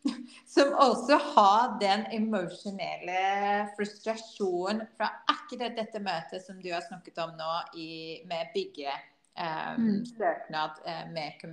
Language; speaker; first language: Norwegian; non-native, fluent; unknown